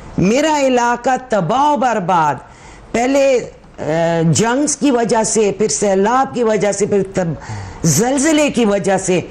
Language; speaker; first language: Urdu; non-native, local second language; Pashto